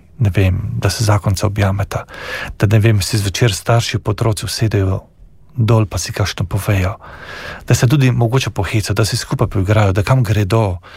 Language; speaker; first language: Slovenian; native; Slovenian